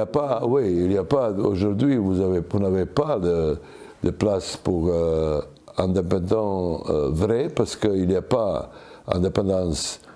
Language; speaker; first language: French; non-native, learner; Serbian